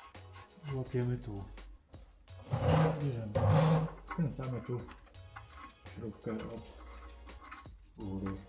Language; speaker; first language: Polish; native; Polish